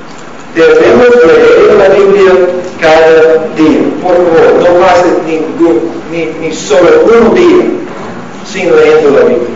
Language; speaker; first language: Spanish; non-native, learner; English